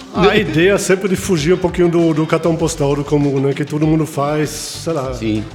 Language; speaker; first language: Portuguese; non-native, fluent; German